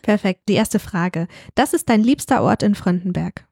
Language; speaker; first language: German; native; German